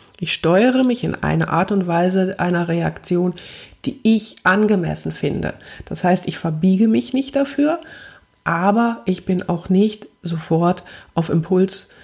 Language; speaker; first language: German; native; German